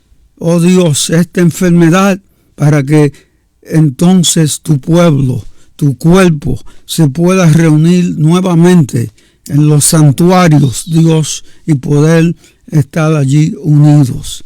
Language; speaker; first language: Spanish; native; Spanish